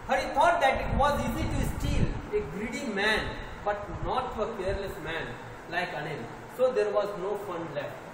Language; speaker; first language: English; non-native, local second language; Hindi